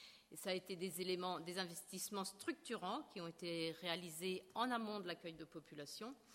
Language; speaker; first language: French; native; French